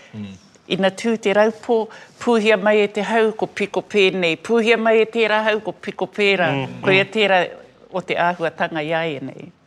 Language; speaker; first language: Māori; native; Māori